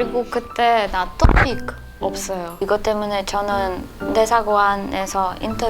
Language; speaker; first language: Korean; non-native, learner; Russian